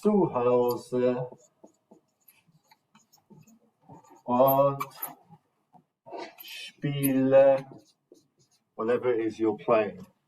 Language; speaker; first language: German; non-native, fluent; English